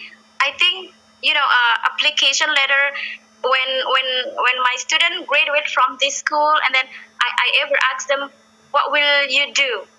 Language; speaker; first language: English; non-native, learner; Indonesian